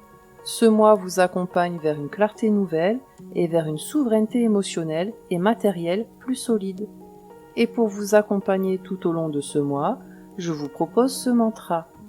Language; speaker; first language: French; native; French